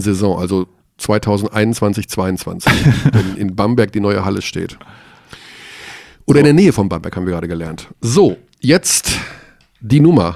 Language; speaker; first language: German; native; German